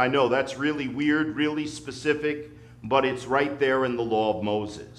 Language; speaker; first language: English; native; English